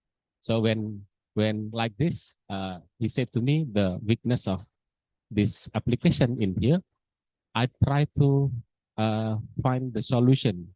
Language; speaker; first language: English; non-native, learner; Indonesian